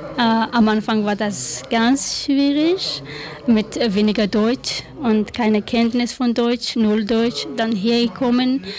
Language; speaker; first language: German; non-native, learner; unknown